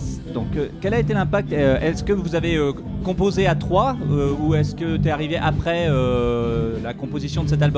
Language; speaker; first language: French; native; French